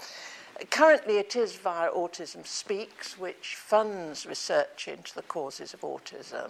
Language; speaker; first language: English; native; English